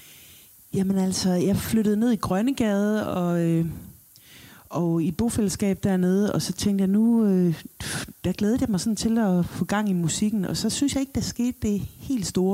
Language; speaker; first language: Danish; native; Danish